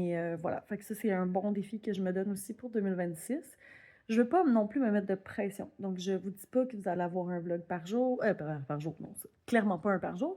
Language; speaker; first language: French; native; French